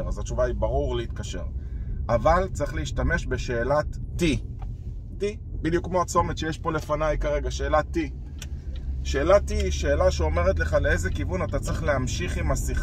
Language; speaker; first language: Hebrew; native; Hebrew